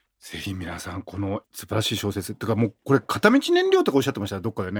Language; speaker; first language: Japanese; native; Japanese